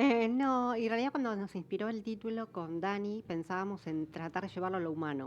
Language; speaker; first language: Spanish; native; Spanish